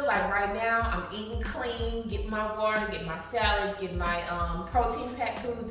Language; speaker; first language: English; native; English